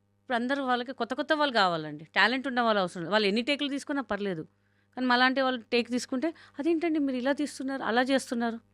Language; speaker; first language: Telugu; non-native, local second language; Hindi